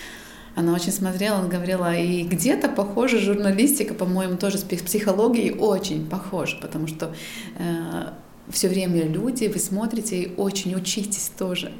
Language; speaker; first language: Russian; non-native, local second language; Latvian